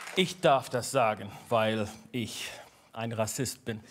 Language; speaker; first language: German; non-native, fluent; English